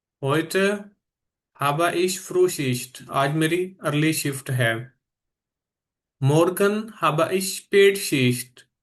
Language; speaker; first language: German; non-native, fluent; Urdu